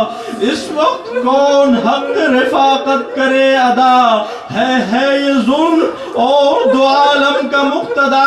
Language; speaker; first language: Urdu; native; Urdu